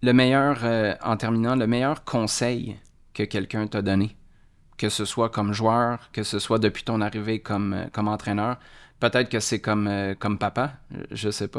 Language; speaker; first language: French; native; French